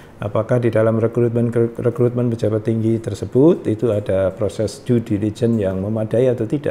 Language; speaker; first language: Indonesian; native; Indonesian